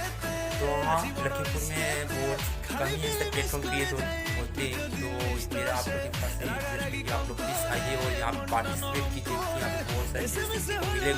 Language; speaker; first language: Hindi; non-native, local second language; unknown